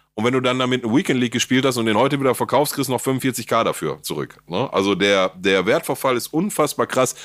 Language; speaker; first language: German; native; German